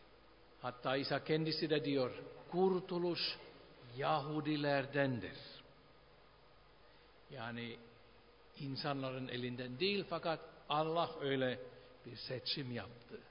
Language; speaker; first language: Turkish; non-native, fluent; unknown